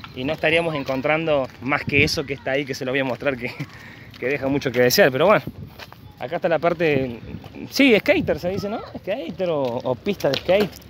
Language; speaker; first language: Spanish; native; Spanish